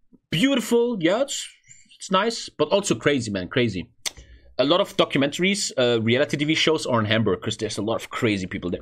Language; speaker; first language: English; non-native, fluent; German